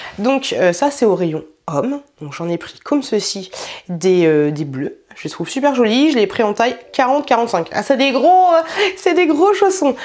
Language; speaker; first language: French; native; French